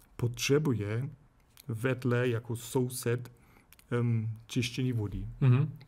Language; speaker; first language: Czech; non-native, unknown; German